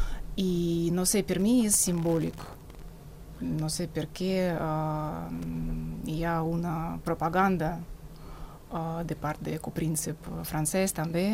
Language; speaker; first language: Catalan; non-native, fluent; Russian